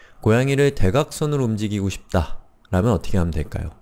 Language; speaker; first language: Korean; native; Korean